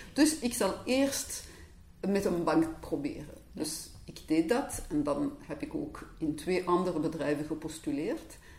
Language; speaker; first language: Dutch; non-native, local second language; French